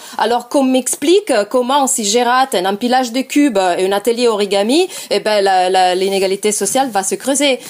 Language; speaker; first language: French; non-native, fluent; Italian